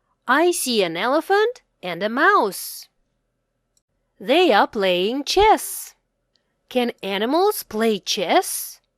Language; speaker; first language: English; non-native, fluent; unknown